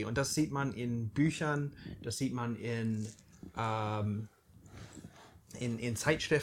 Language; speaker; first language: German; non-native, fluent; English